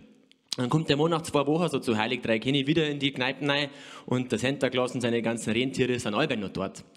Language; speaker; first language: German; native; German